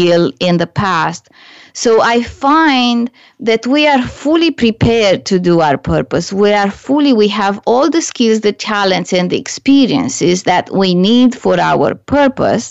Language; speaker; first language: English; non-native, fluent; Romanian